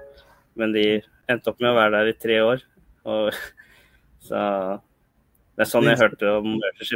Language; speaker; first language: Norwegian; early bilingual, other home language; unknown